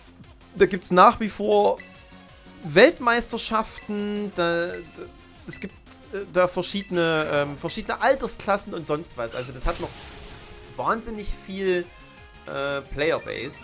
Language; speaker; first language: German; native; German